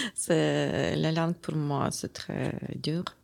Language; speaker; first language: French; non-native, learner; Ukrainian